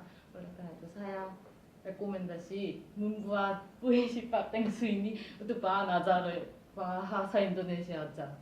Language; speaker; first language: Indonesian; non-native, fluent; Korean